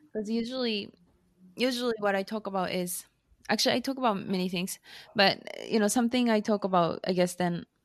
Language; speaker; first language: English; non-native, fluent; Japanese